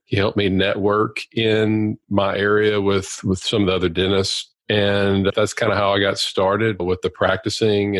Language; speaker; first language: English; native; English